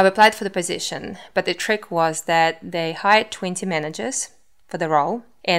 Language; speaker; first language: English; non-native, fluent; Russian